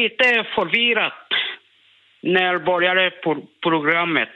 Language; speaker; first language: Swedish; non-native, learner; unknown